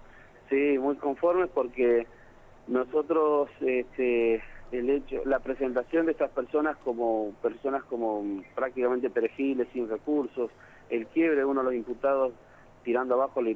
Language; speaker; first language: Spanish; native; Spanish